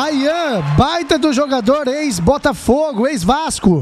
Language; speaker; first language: Portuguese; native; Portuguese